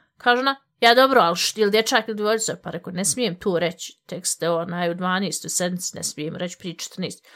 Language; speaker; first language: Bosnian; early bilingual, heritage; Bosnian